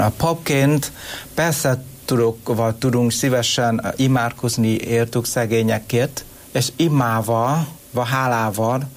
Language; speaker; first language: Hungarian; non-native, learner; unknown